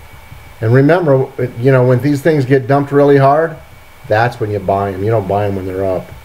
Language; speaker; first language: English; native; English